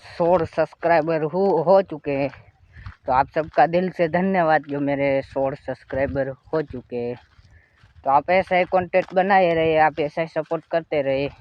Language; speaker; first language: Hindi; non-native, local second language; Gujarati